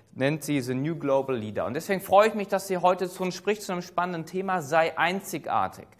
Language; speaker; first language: German; native; German